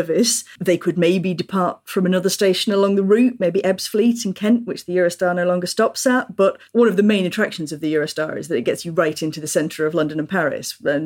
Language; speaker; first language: English; native; English